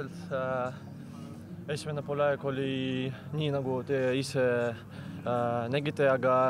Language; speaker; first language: Estonian; non-native, local second language; Russian